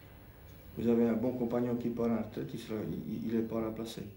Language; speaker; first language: French; native; French